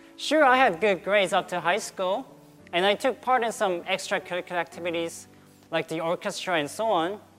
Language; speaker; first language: English; early bilingual, other home language; Korean